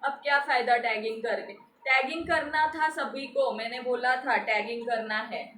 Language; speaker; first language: Hindi; non-native, local second language; Marathi